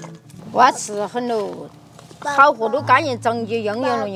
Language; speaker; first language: Chinese; native; Chinese